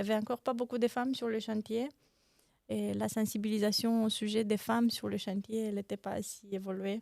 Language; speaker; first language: French; non-native, fluent; Romanian